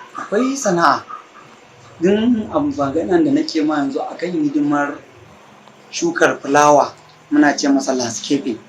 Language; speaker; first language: Hausa; native; Hausa